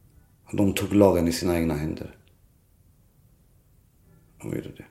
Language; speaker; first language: Swedish; early bilingual, other home language; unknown